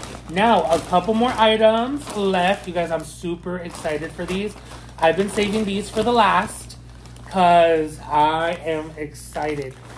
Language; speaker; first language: English; native; English